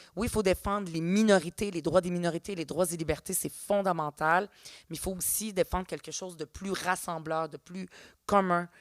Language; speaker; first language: French; early bilingual, other home language; Arabic